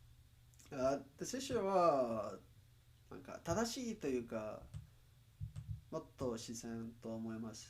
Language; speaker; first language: Japanese; non-native, learner; Spanish